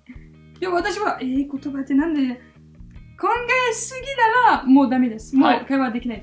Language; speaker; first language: Japanese; non-native, fluent; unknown